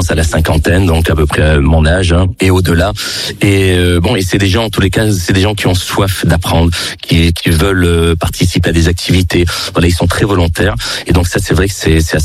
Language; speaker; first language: French; native; French